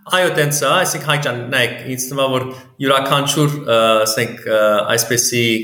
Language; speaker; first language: Armenian; early bilingual, heritage; Armenian